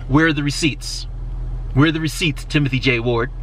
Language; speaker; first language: English; native; English